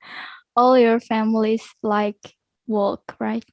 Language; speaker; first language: English; non-native, learner; Indonesian